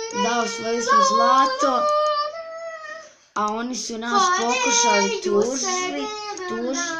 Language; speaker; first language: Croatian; early bilingual, heritage; Serbian